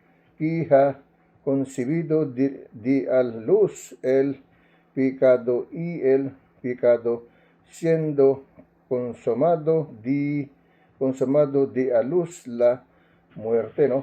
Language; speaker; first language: Spanish; non-native, learner; Filipino